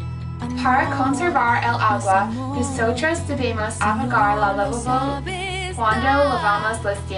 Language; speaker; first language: Spanish; non-native, learner; English